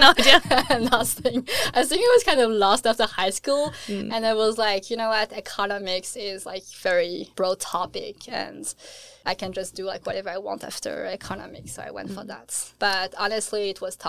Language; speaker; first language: English; non-native, fluent; French